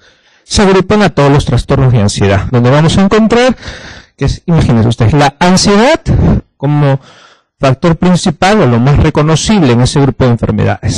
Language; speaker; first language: Spanish; native; Spanish